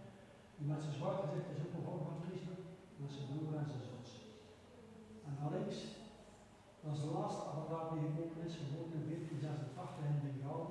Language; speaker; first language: Dutch; native; Dutch